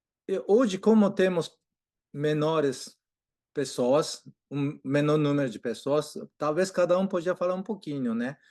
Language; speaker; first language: Portuguese; non-native, fluent; Japanese